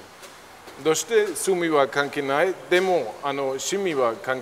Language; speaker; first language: Japanese; non-native, learner; German